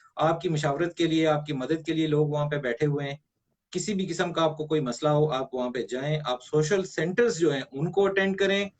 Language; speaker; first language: Urdu; non-native, local second language; Punjabi